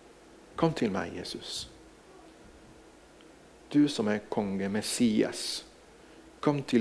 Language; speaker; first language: Norwegian; non-native, fluent; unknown